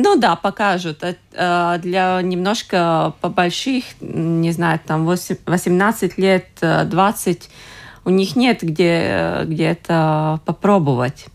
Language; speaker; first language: Russian; non-native, local second language; Latvian